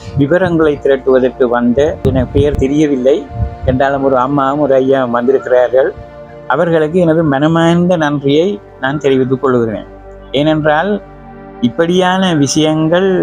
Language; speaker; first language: Tamil; native; Tamil